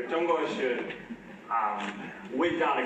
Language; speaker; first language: Chinese; non-native, learner; English